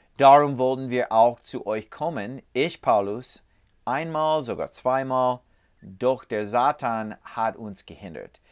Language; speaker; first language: German; non-native, learner; English